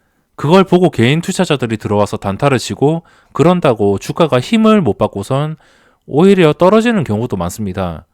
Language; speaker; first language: Korean; native; Korean